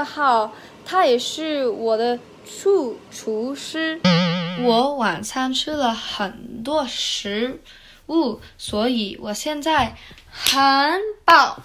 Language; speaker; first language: Chinese; non-native, learner; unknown